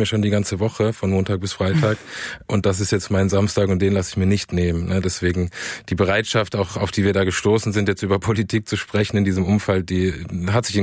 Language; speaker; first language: German; native; German